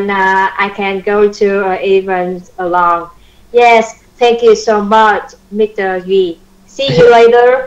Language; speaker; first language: English; non-native, learner; Vietnamese